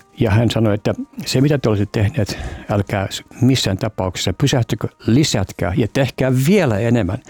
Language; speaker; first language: Finnish; native; Finnish